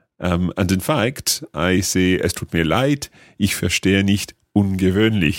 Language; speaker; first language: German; non-native, learner; English